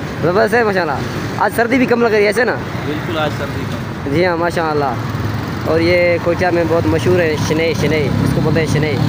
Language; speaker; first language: Urdu; non-native, local second language; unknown